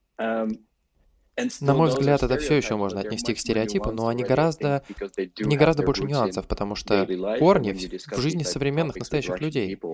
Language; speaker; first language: Russian; non-native, fluent; English